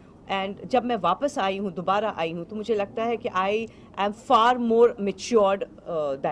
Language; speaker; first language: Hindi; native; Hindi